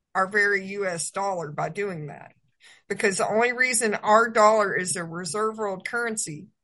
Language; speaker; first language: English; native; English